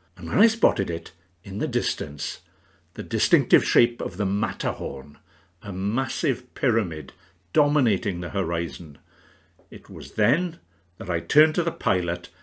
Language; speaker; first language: English; native; English